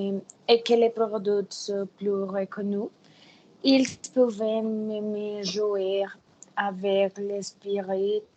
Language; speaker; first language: French; non-native, learner; Spanish